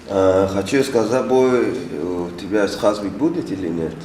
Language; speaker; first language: Russian; non-native, learner; Persian